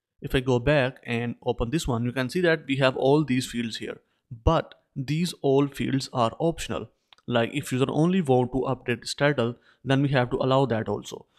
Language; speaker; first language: English; non-native, local second language; Urdu